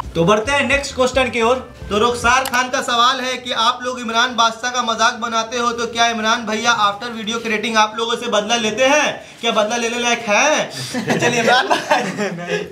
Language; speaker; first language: Hindi; native; Hindi